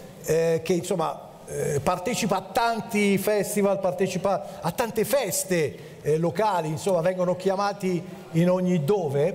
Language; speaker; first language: Italian; native; Italian